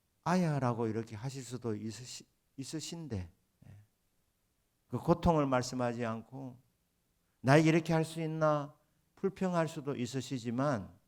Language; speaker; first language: Korean; native; Korean